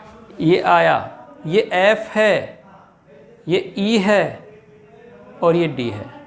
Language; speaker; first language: Hindi; native; Hindi